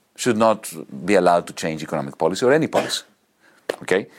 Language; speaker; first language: English; non-native, fluent; Greek